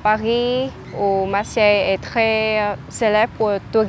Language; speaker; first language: French; non-native, learner; Vietnamese